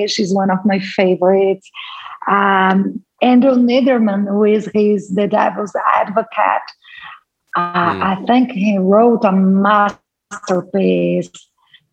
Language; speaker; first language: English; non-native, fluent; Portuguese